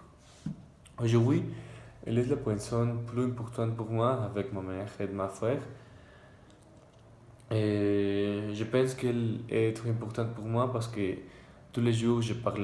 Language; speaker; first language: French; non-native, learner; Spanish